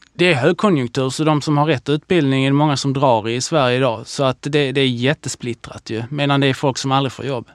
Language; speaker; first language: Swedish; early bilingual, other home language; Hebrew